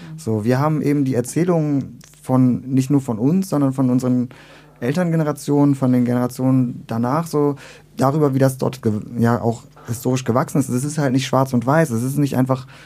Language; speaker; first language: German; early bilingual, other home language; Turkish